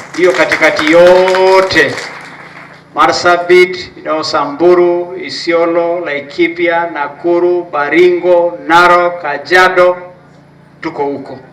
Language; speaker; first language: Swahili; non-native, local second language; Masai